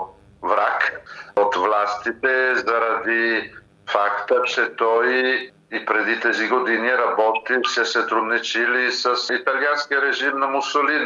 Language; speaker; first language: Bulgarian; non-native, fluent; Italian